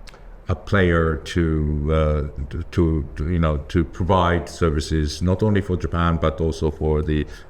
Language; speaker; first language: English; non-native, fluent; Japanese